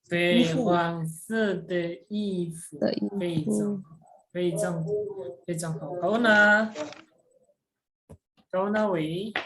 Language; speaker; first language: Chinese; non-native, fluent; Indonesian